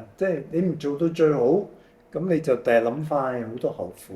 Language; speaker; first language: Cantonese; native; Cantonese